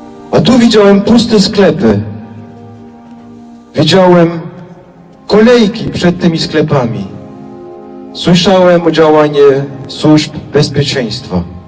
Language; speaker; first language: Polish; non-native, fluent; French